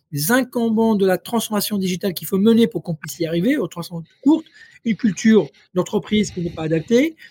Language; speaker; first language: French; non-native, local second language; Arabic